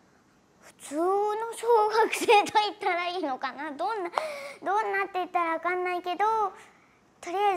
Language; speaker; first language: Japanese; native; Japanese